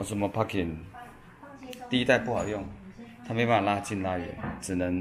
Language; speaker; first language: Chinese; native; Chinese